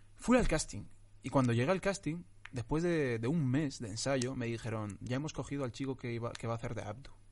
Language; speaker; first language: Spanish; early bilingual, other home language; Arabic